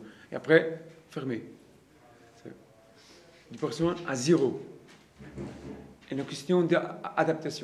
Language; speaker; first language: French; non-native, learner; Portuguese